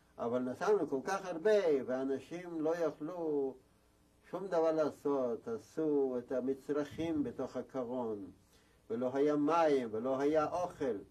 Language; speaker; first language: Hebrew; non-native, fluent; Yiddish